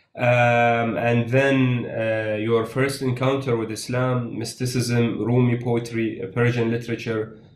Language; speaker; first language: English; non-native, fluent; Arabic